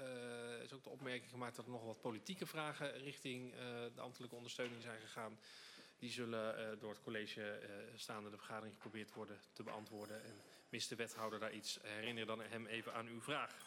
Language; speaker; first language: Dutch; native; Dutch